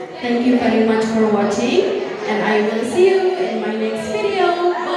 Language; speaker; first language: English; non-native, fluent; Indonesian